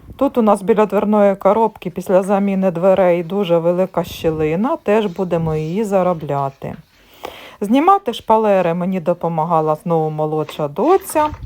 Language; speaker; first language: Ukrainian; native; Ukrainian